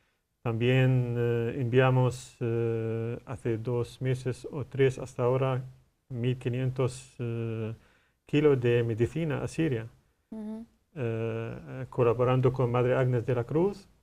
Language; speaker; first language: Spanish; non-native, learner; Arabic